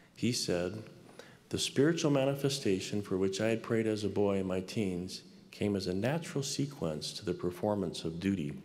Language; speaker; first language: English; native; English